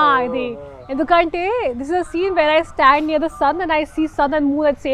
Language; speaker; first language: Telugu; non-native, local second language; Hindi